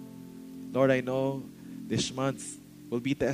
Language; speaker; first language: English; non-native, local second language; Filipino